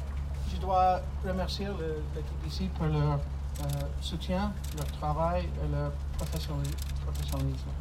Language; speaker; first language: French; non-native, fluent; English